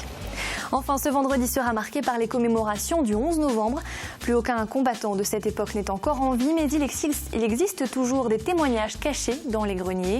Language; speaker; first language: French; native; French